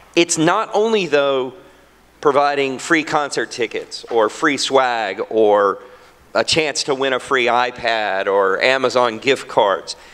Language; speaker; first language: English; native; English